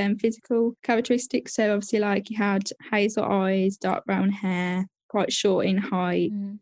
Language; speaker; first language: English; native; English